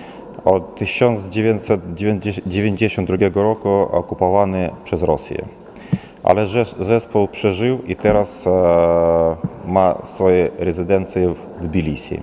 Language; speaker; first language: Polish; non-native, learner; Georgian